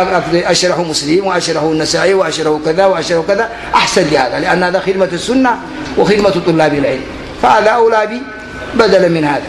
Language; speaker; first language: Arabic; non-native, fluent; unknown